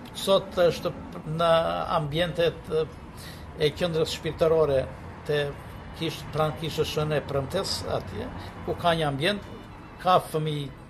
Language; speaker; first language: Albanian; native; Albanian